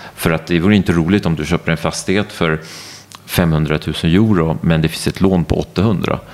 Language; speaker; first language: Swedish; non-native, fluent; French